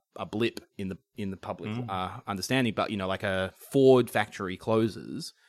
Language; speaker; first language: English; native; English